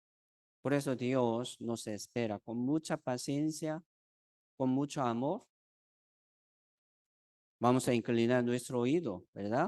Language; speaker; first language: Spanish; non-native, fluent; Korean